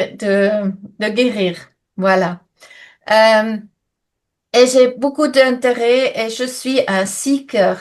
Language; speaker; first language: French; non-native, fluent; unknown